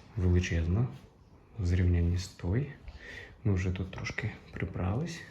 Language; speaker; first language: Ukrainian; non-native, local second language; Russian